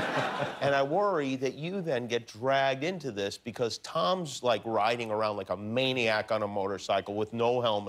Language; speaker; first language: English; native; English